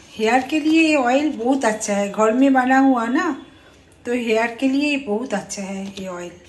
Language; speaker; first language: Hindi; non-native, local second language; Bangla